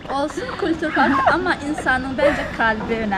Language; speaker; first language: Turkish; non-native, fluent; Turkmen